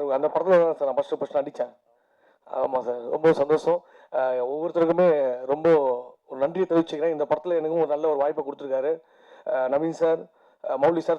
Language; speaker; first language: Tamil; native; Tamil